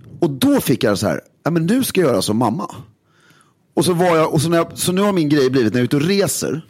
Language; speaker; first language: Swedish; native; Swedish